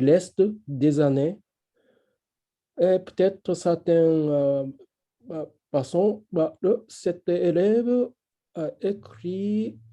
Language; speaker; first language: French; non-native, fluent; Japanese